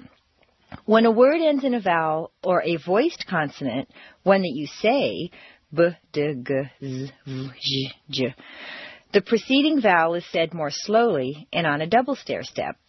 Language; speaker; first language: English; native; English